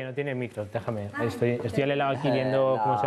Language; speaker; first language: Spanish; native; Spanish